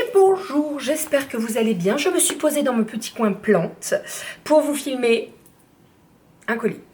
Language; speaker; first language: French; native; French